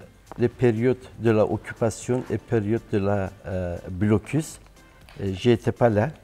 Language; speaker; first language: French; non-native, learner; Turkish